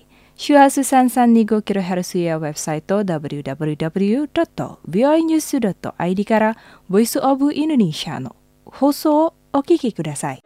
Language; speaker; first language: Japanese; non-native, fluent; Indonesian